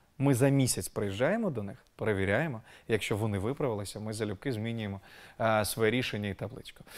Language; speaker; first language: Ukrainian; native; Ukrainian